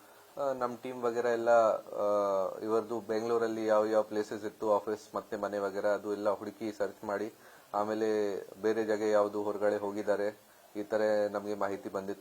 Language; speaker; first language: Kannada; non-native, local second language; Hindi